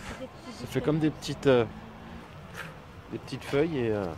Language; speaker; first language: French; native; French